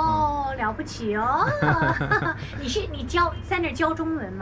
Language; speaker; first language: Chinese; native; Chinese